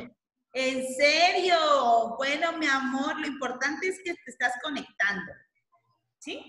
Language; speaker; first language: Spanish; native; Spanish